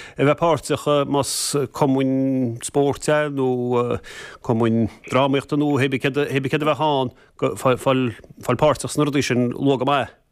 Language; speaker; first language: Irish; native; Irish